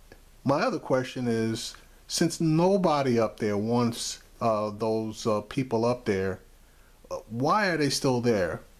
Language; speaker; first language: English; native; English